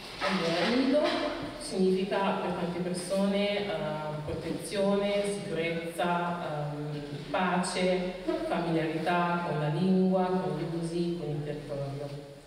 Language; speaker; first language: Italian; early bilingual, other home language; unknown